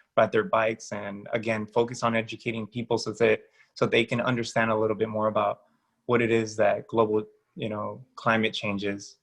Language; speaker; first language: English; early bilingual, other home language; Spanish